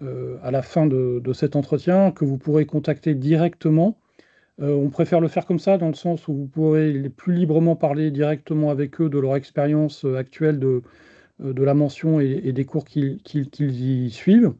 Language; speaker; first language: French; native; French